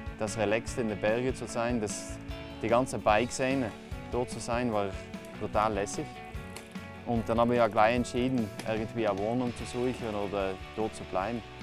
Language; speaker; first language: German; non-native, fluent; Dutch